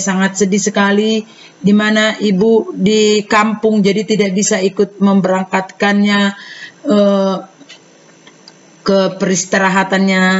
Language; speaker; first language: Indonesian; native; Indonesian